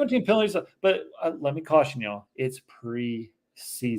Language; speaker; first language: English; native; English